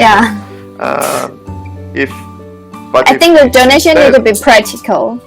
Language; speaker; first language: English; non-native, learner; Chinese